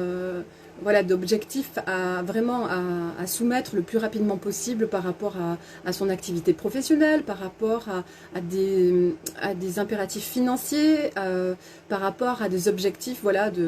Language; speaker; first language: French; native; French